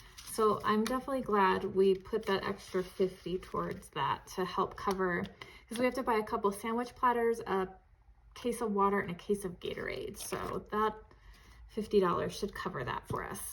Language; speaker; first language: English; native; English